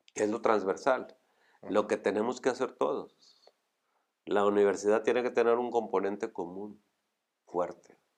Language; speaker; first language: Spanish; native; Spanish